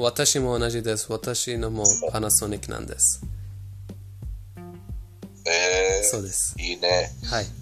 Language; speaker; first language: Japanese; non-native, fluent; Persian